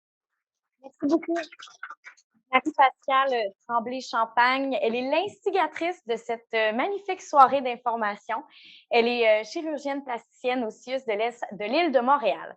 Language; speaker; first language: French; native; French